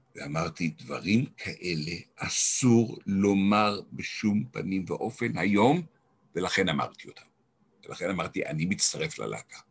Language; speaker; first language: Hebrew; non-native, local second language; German